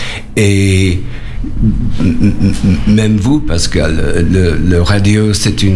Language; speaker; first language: French; non-native, learner; English